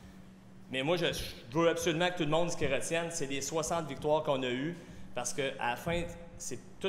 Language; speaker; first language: French; native; French